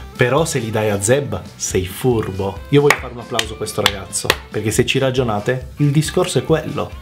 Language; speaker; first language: Italian; early bilingual, other home language; Macedonian